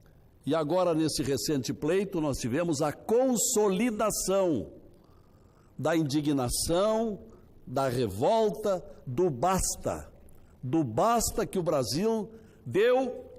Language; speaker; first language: Portuguese; native; Portuguese